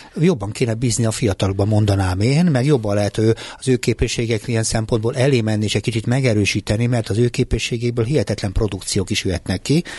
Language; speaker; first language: Hungarian; native; Hungarian